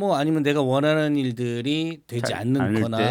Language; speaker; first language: Korean; native; Korean